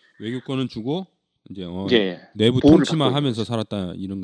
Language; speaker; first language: Korean; native; Korean